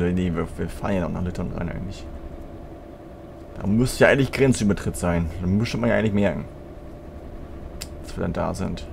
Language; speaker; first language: German; native; German